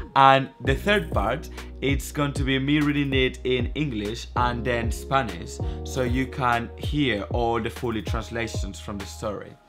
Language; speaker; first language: English; non-native, fluent; Spanish